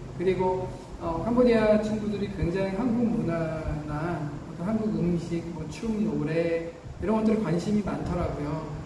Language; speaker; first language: Korean; native; Korean